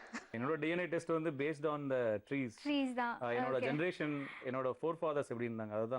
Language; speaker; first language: Tamil; native; Tamil